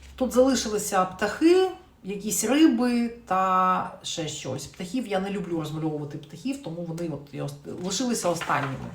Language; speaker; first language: Ukrainian; non-native, local second language; Russian